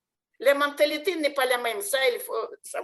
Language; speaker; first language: French; non-native, fluent; Russian